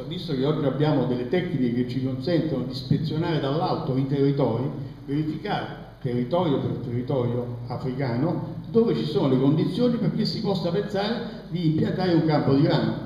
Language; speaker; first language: Italian; native; Italian